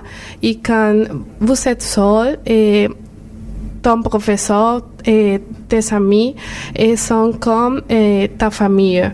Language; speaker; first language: French; non-native, learner; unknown